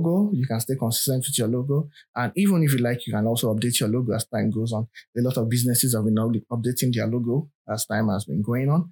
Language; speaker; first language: English; non-native, local second language; Yoruba